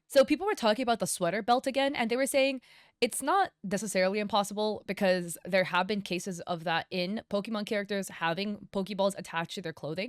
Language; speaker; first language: English; native; English